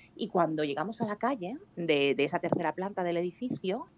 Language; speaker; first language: Spanish; native; Spanish